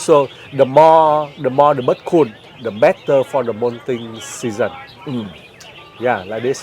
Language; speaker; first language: English; non-native, learner; Vietnamese